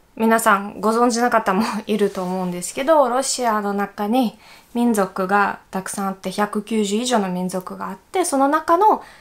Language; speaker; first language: Japanese; non-native, fluent; Russian